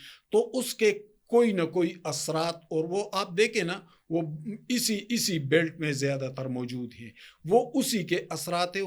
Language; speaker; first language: Urdu; native; Urdu